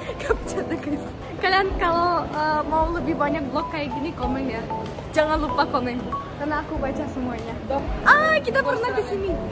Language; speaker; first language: Indonesian; early bilingual, other home language; Russian